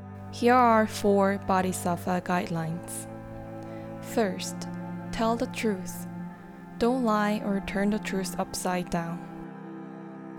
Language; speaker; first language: English; non-native, fluent; Korean